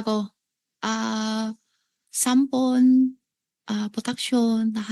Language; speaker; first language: Filipino; non-native, learner; Chinese